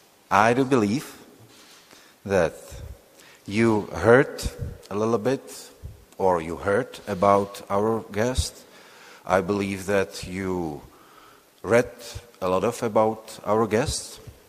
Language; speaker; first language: English; non-native, fluent; Czech